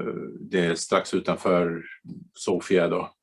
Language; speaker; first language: Swedish; non-native, fluent; Bulgarian